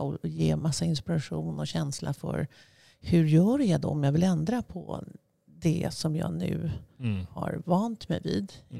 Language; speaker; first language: Swedish; native; Swedish